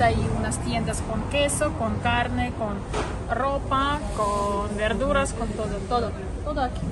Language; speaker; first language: Spanish; non-native, learner; Russian